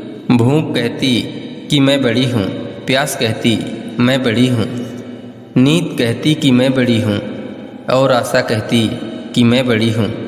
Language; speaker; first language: Hindi; native; Hindi